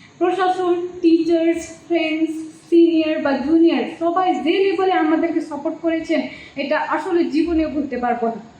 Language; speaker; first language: Bangla; non-native, learner; Nepali